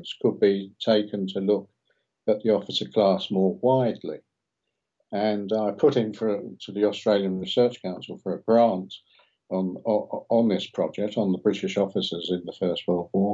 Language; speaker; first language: English; native; English